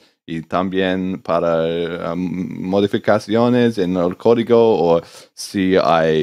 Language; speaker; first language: Spanish; non-native, learner; English